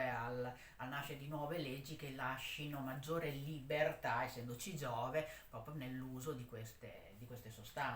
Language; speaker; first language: Italian; native; Italian